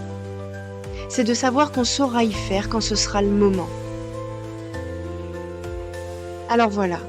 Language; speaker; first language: French; native; French